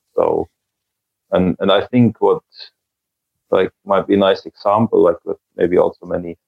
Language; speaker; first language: English; non-native, fluent; German